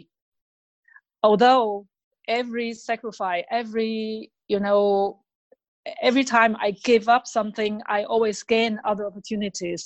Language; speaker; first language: English; non-native, fluent; Chinese